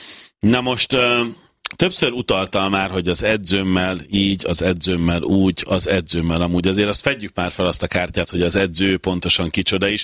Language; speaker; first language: Hungarian; native; Hungarian